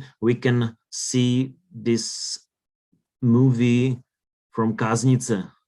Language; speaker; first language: English; non-native, learner; Czech